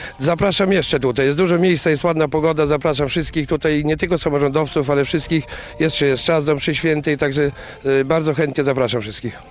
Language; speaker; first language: Polish; native; Polish